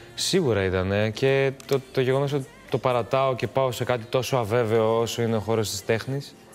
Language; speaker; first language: Greek; early bilingual, other home language; Albanian